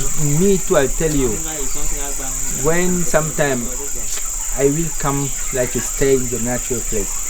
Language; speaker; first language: English; non-native, learner; Sango